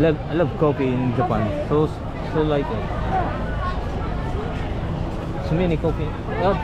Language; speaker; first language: English; non-native, learner; Filipino